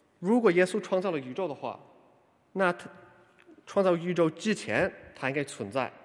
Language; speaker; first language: Chinese; non-native, fluent; English